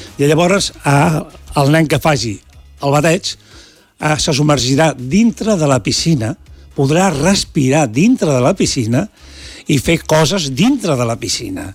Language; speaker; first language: Catalan; native; Catalan